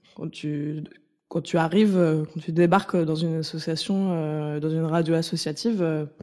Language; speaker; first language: French; native; French